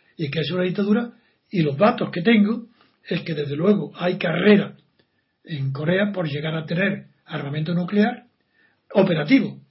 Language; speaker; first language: Spanish; native; Spanish